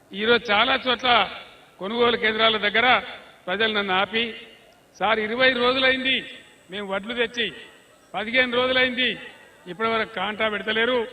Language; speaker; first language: Telugu; native; Telugu